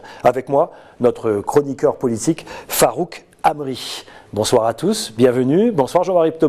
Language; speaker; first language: French; native; French